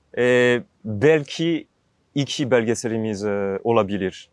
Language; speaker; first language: Turkish; non-native, learner; French